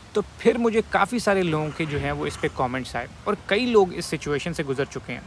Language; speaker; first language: Urdu; native; Urdu